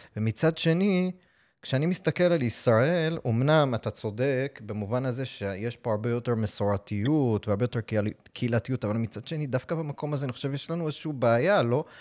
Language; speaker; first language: Hebrew; non-native, fluent; English